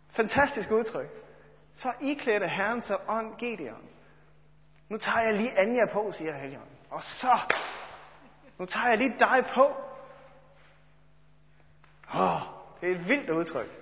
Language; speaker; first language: Danish; native; Danish